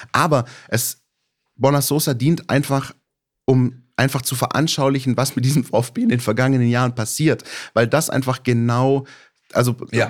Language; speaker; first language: German; native; German